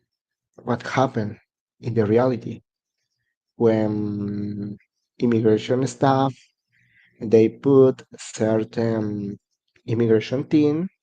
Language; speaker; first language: English; non-native, learner; Spanish